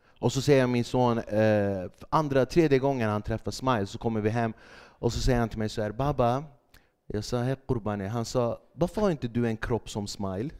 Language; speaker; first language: Swedish; early bilingual, other home language; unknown